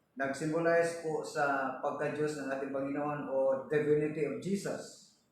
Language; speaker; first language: Filipino; non-native, local second language; Cebuano